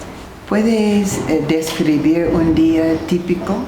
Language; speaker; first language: Spanish; non-native, fluent; English